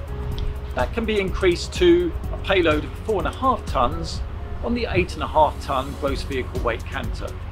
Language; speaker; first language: English; native; English